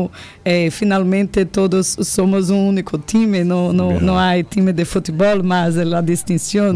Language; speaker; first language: Spanish; non-native, learner; Portuguese